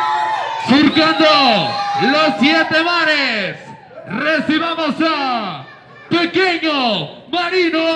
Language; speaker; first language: Spanish; native; Spanish